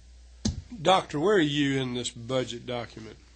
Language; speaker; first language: English; native; English